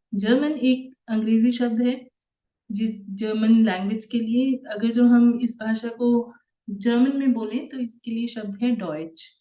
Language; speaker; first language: Hindi; native; Hindi